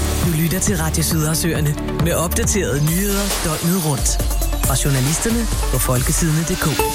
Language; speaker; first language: Danish; native; Danish